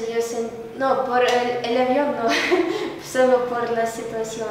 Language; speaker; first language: Spanish; non-native, learner; Ukrainian